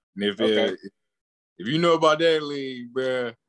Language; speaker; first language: English; native; English